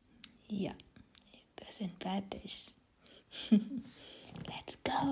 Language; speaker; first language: German; non-native, learner; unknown